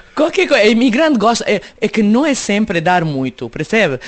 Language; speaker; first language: Portuguese; non-native, fluent; Serbian